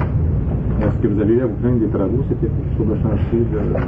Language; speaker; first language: French; native; French